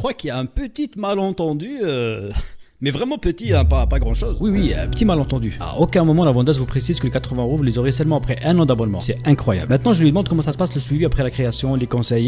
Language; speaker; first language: French; native; French